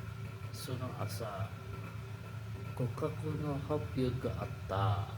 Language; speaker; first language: Japanese; non-native, learner; Indonesian